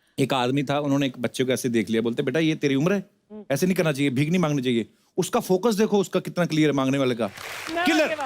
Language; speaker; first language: Hindi; non-native, local second language; Punjabi